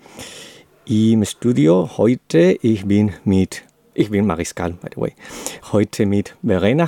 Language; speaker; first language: German; non-native, learner; Spanish